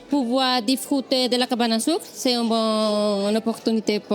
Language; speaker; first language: French; non-native, learner; Spanish